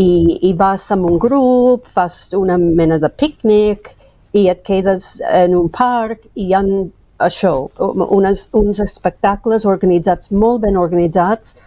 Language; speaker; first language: Catalan; non-native, fluent; English